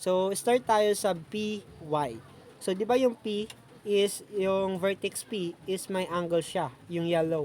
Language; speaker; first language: Filipino; native; Filipino